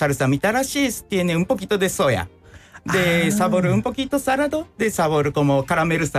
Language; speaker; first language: Spanish; non-native, learner; Japanese